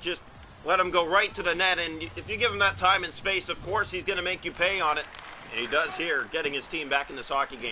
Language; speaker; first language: English; native; English